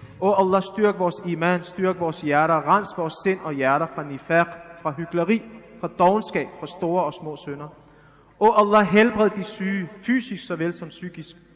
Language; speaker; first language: Danish; early bilingual, other home language; Arabic